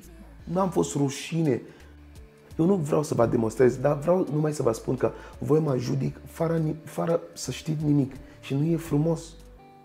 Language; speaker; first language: Romanian; non-native, fluent; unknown